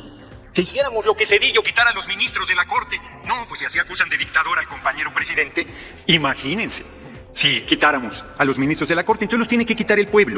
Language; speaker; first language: Spanish; native; Spanish